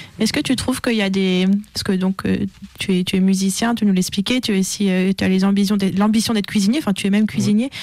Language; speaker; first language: French; native; French